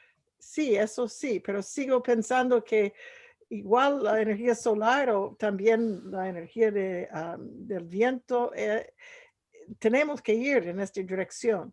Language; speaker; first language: Spanish; non-native, fluent; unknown